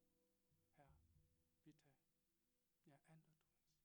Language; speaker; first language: German; non-native, learner; Korean